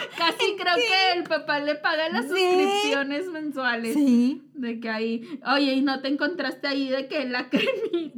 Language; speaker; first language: Spanish; native; Spanish